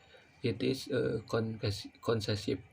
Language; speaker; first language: English; non-native, learner; Indonesian